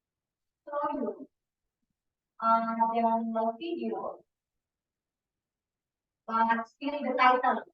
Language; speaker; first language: English; non-native, fluent; Indonesian